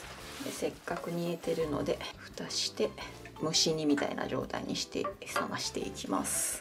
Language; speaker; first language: Japanese; native; Japanese